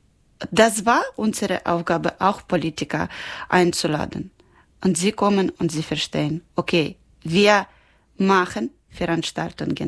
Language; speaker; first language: German; non-native, learner; Ukrainian